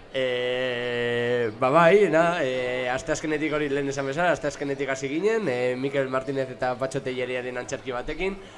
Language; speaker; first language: Basque; non-native, local second language; Spanish